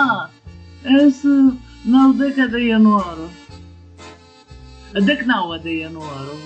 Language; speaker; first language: Spanish; non-native, learner; Ukrainian